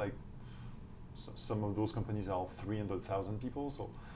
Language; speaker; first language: English; non-native, fluent; French